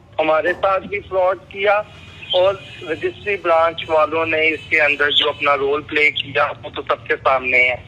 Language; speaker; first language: Urdu; non-native, local second language; Punjabi